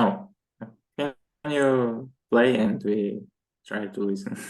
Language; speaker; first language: English; non-native, learner; Russian